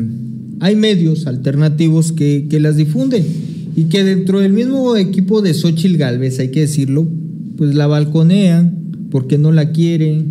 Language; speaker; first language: Spanish; native; Spanish